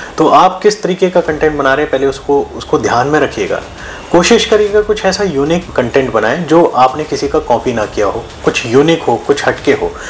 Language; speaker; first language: Hindi; native; Hindi